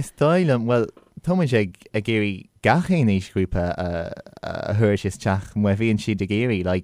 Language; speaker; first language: Irish; non-native, local second language; English